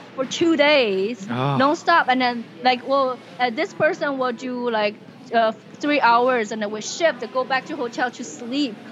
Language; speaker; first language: English; non-native, fluent; Chinese